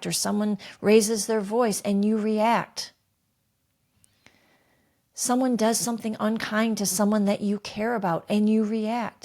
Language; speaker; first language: English; native; English